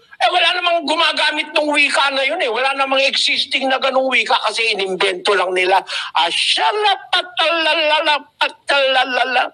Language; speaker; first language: Filipino; native; Filipino